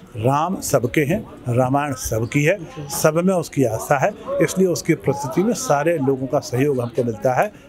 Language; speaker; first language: Hindi; native; Hindi